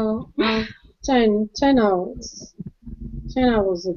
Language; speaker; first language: English; non-native, learner; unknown